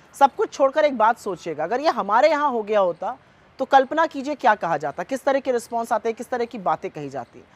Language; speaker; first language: Hindi; native; Hindi